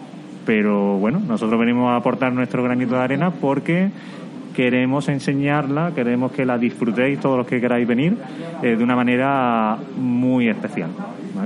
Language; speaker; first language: Spanish; native; Spanish